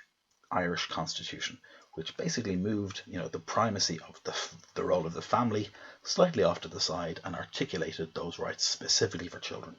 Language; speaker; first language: English; native; English